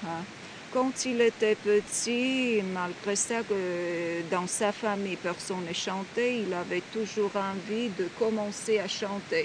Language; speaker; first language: French; non-native, fluent; Georgian